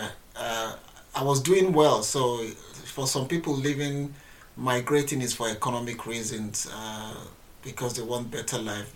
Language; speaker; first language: English; non-native, local second language; Yoruba